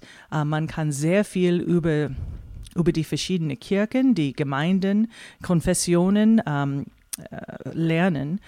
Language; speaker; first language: German; non-native, fluent; English